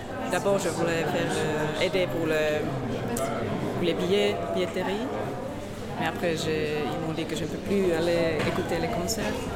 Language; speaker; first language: French; non-native, learner; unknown